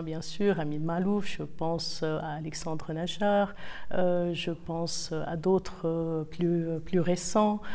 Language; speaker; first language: French; non-native, local second language; Arabic